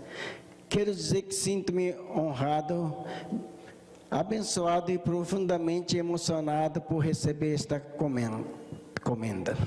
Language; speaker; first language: Portuguese; early bilingual, other home language; Japanese